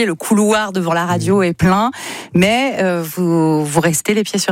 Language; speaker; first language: French; native; French